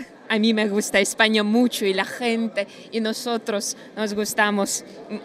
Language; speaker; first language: Spanish; non-native, learner; Russian